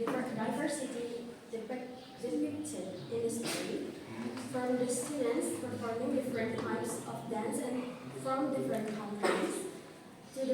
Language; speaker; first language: English; non-native, local second language; Indonesian